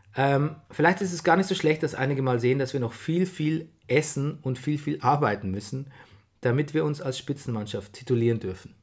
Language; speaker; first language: German; native; German